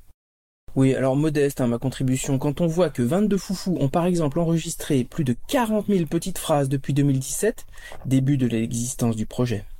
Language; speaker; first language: French; native; French